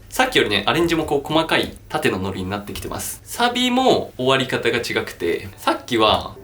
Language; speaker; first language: Japanese; native; Japanese